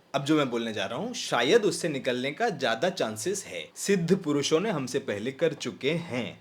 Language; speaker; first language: Hindi; native; Hindi